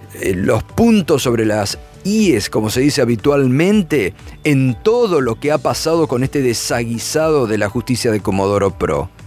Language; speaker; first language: Spanish; native; Spanish